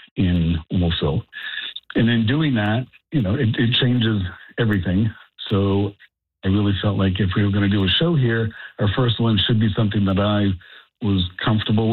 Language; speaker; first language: English; native; English